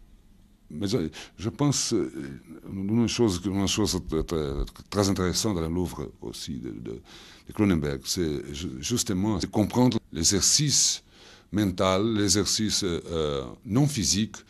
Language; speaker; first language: French; non-native, fluent; Portuguese